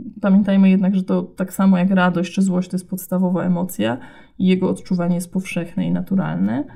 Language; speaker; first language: Polish; native; Polish